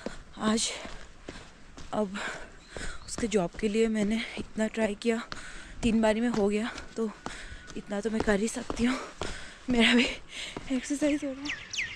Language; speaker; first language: Hindi; non-native, local second language; Nepali